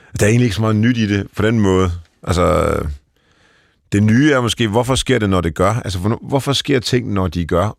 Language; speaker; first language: Danish; early bilingual, other home language; Polish